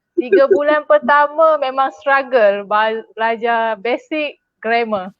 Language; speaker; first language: Malay; native; Malay